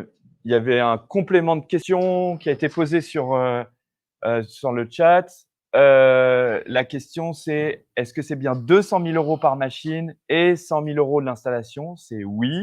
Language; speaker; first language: French; native; French